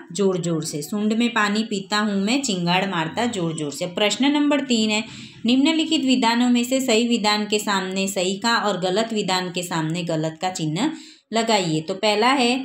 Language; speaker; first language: Hindi; non-native, local second language; Gujarati